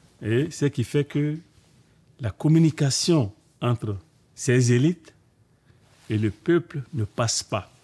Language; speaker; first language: French; non-native, local second language; Bambara